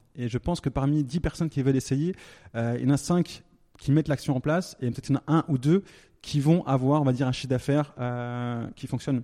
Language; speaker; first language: French; native; French